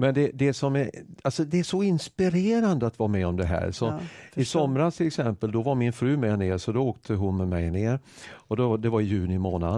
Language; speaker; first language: Swedish; native; Swedish